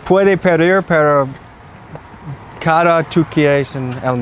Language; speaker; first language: Spanish; non-native, learner; English